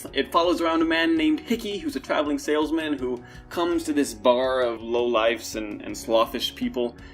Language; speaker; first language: English; native; English